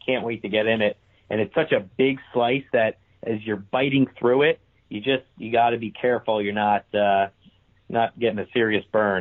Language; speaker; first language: English; native; English